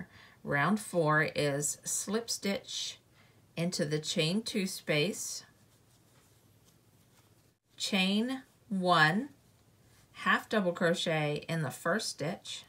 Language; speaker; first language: English; native; English